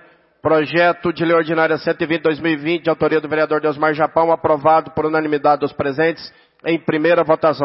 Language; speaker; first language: Portuguese; native; Portuguese